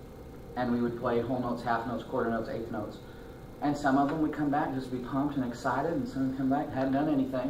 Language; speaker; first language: English; native; English